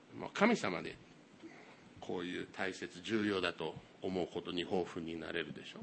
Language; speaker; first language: Japanese; non-native, fluent; English